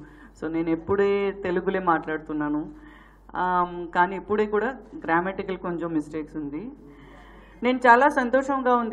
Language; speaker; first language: Telugu; non-native, learner; Gujarati